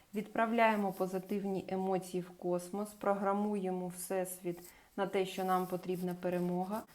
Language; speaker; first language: Ukrainian; non-native, local second language; Russian